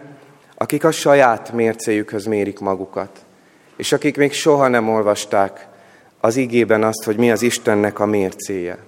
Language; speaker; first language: Hungarian; native; Hungarian